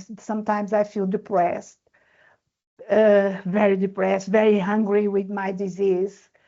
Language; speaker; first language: English; non-native, learner; Portuguese